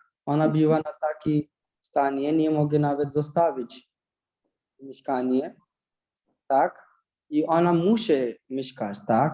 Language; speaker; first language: Polish; non-native, learner; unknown